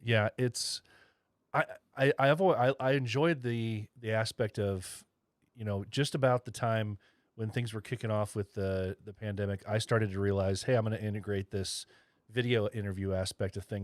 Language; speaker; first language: English; native; English